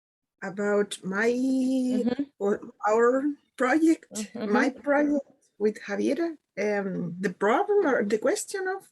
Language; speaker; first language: English; non-native, learner; Spanish